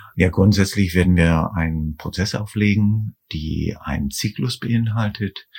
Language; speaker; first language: German; non-native, fluent; English